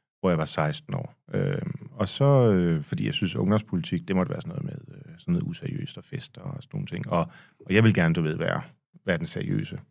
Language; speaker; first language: Danish; native; Danish